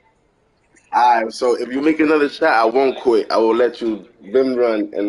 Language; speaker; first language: English; native; English